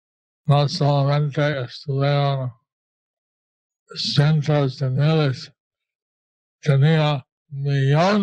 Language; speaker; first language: Spanish; non-native, learner; English